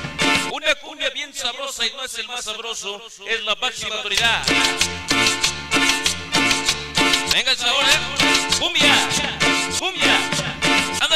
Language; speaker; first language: Spanish; native; Spanish